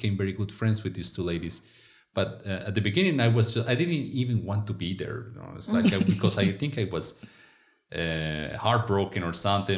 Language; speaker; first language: English; non-native, fluent; Spanish